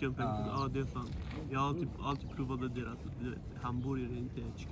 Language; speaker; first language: Swedish; early bilingual, other home language; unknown